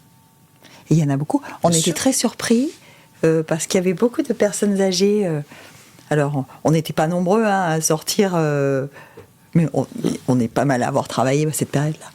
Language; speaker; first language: French; native; French